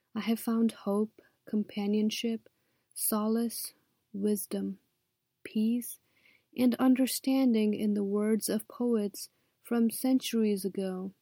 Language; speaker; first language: English; non-native, local second language; Nepali